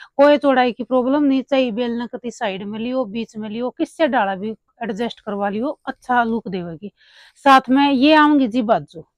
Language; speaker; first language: Hindi; native; Hindi